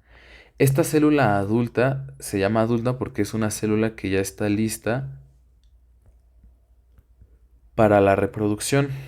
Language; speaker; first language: Spanish; native; Spanish